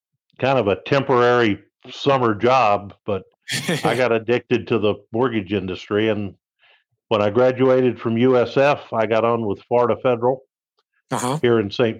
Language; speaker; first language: English; native; English